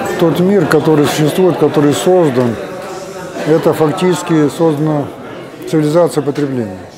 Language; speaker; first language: Russian; native; Russian